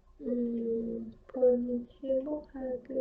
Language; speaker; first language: Korean; non-native, learner; Vietnamese